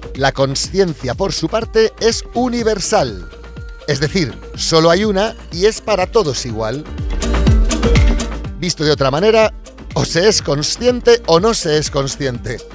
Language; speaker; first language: Spanish; native; Spanish